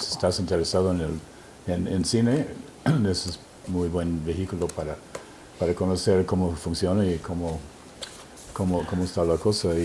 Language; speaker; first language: Spanish; non-native, fluent; English